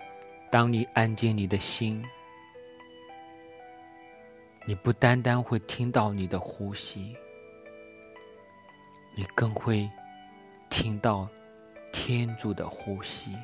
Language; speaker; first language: Chinese; native; Chinese